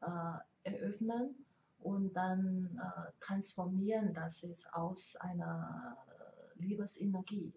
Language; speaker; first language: German; non-native, learner; Chinese